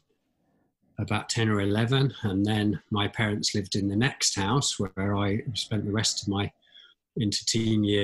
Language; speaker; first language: English; native; English